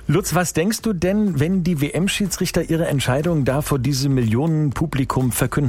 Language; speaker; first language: German; native; German